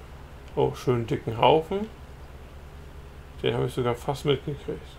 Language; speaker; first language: German; native; German